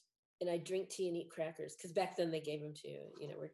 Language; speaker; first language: English; native; English